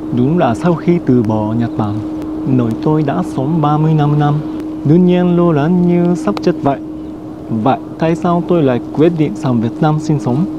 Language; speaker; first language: Vietnamese; non-native, fluent; Japanese